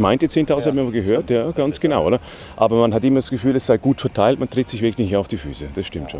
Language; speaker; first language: German; native; German